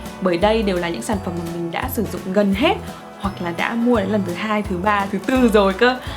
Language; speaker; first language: Vietnamese; native; Vietnamese